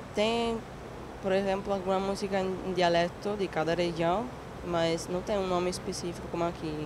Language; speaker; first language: Portuguese; non-native, learner; Italian